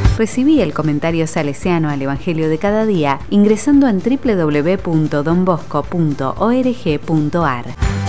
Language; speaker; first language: Spanish; native; Spanish